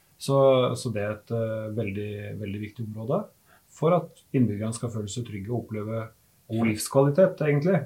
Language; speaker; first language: Norwegian; native; Norwegian